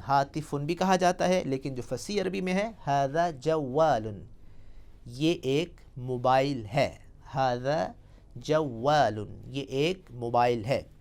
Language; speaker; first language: Urdu; non-native, local second language; Punjabi